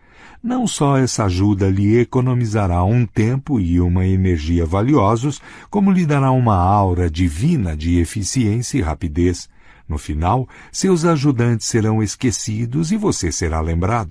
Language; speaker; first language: Portuguese; native; Portuguese